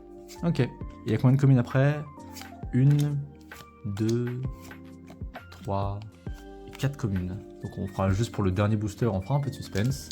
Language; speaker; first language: French; native; French